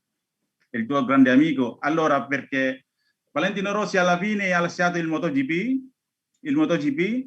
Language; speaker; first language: Italian; non-native, learner; Indonesian